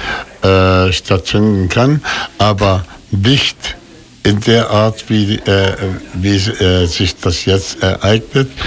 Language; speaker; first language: German; non-native, fluent; Arabic